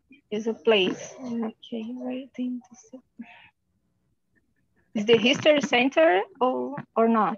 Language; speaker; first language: English; non-native, learner; Portuguese